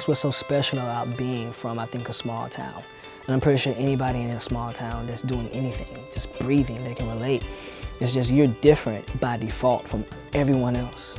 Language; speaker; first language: English; native; English